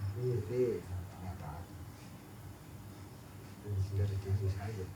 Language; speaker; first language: Indonesian; non-native, local second language; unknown